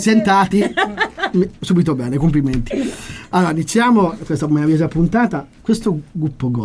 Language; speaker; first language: Italian; native; Italian